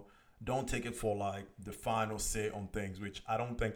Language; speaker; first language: English; non-native, local second language; French